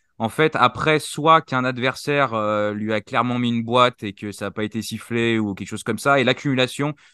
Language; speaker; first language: French; native; French